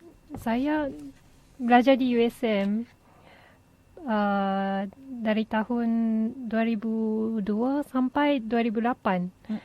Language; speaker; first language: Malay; non-native, fluent; Japanese